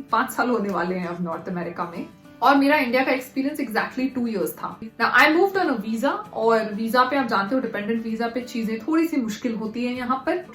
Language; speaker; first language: Hindi; native; Hindi